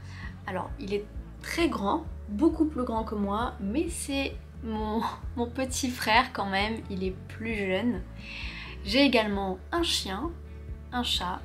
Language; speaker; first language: French; native; French